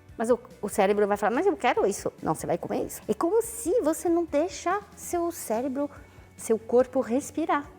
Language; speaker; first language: Portuguese; non-native, fluent; French